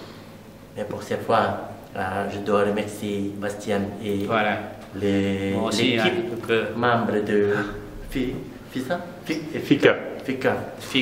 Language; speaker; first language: French; non-native, learner; Lao